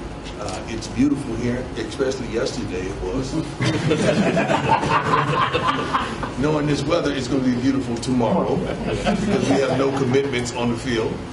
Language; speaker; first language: English; native; English